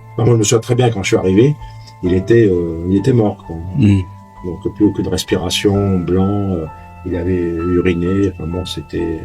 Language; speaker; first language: French; native; French